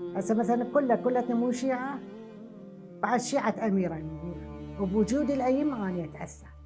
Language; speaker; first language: Arabic; non-native, local second language; Southern Kurdish